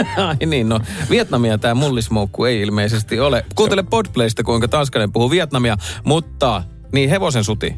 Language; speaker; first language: Finnish; native; Finnish